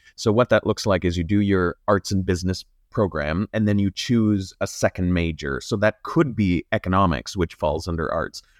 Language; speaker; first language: English; native; English